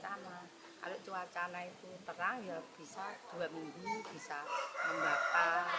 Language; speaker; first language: Indonesian; non-native, local second language; Javanese